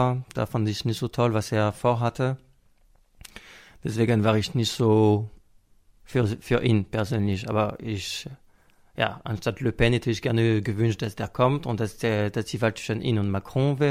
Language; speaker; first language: German; non-native, fluent; French